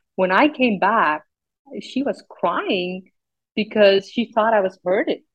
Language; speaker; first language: English; non-native, local second language; Afrikaans